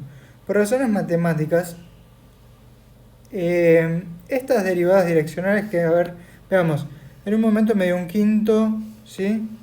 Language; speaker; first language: Spanish; native; Spanish